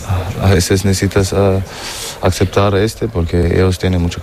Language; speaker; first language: Spanish; non-native, fluent; German